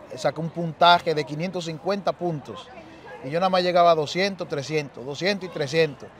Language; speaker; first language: Spanish; native; Spanish